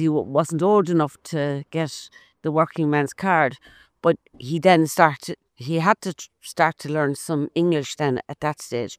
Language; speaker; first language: English; native; English